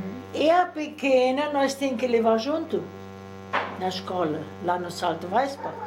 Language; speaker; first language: Portuguese; early bilingual, other home language; German